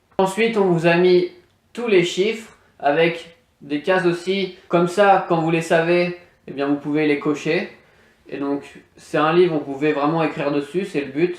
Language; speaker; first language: French; native; French